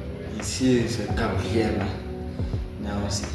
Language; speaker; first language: French; non-native, learner; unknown